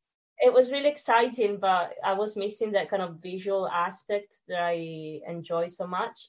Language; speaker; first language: English; non-native, fluent; Italian